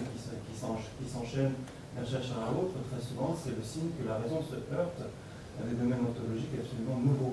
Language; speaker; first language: French; native; French